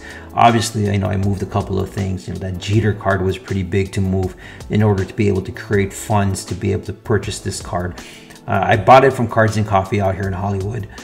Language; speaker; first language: English; native; English